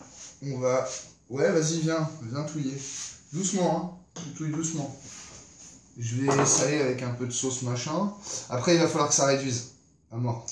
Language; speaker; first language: French; native; French